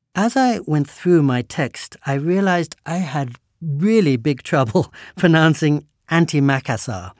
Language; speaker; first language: English; native; English